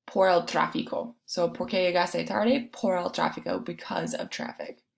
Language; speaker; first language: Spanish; non-native, fluent; English